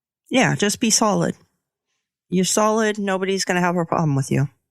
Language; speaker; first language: English; native; English